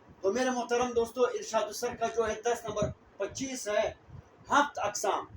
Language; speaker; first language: Urdu; non-native, local second language; Pashto